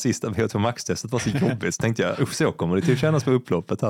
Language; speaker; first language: Swedish; native; Swedish